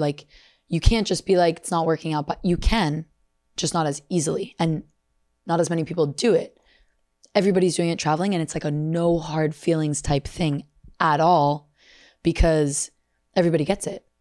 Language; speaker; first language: English; native; English